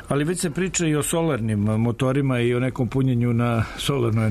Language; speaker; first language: Serbian; native; Serbian